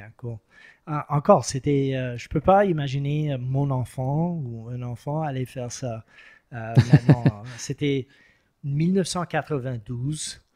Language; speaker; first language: French; non-native, local second language; English